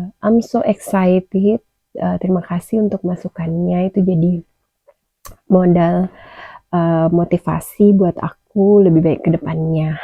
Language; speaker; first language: Indonesian; native; Indonesian